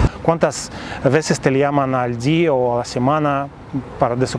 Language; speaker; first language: Spanish; non-native, fluent; Russian